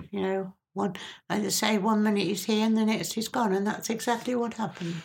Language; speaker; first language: English; native; English